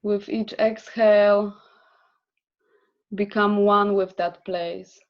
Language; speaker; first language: English; non-native, fluent; Polish